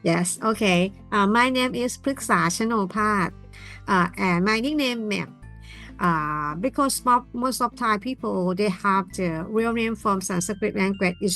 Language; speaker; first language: English; non-native, learner; Thai